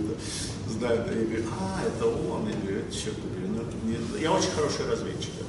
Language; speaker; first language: Russian; early bilingual, other home language; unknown